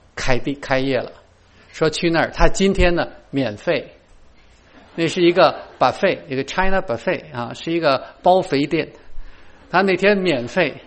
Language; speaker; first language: Chinese; native; Chinese